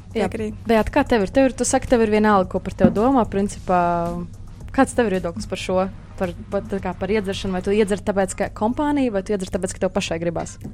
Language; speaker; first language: Latvian; native; Latvian